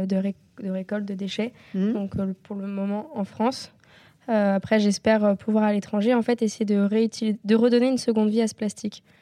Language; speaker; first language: French; native; French